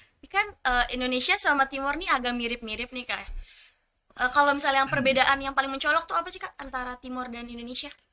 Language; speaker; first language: Indonesian; native; Indonesian